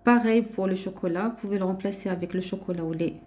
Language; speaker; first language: French; non-native, local second language; Arabic